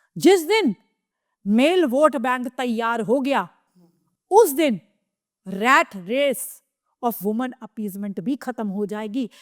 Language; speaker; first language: Hindi; native; Hindi